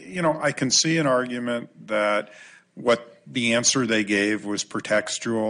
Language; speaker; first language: English; native; English